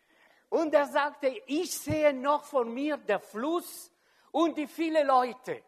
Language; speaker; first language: German; non-native, fluent; French